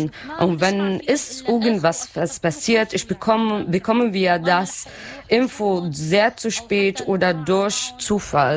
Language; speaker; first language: German; non-native, learner; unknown